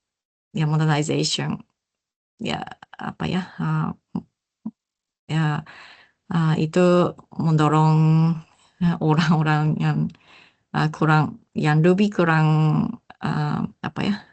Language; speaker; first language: Indonesian; non-native, learner; Japanese